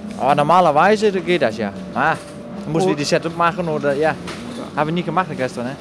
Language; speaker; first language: German; non-native, learner; Dutch